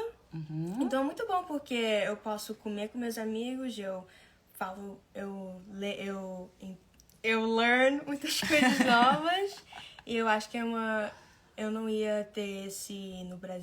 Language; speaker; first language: Portuguese; early bilingual, heritage; Portuguese